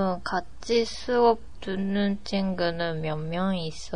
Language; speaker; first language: Korean; non-native, learner; Japanese